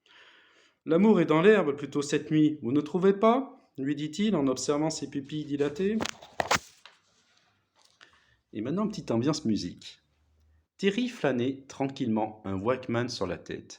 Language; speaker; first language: French; native; French